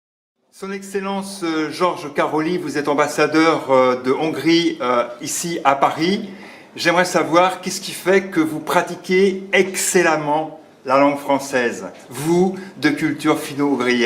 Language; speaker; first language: French; native; French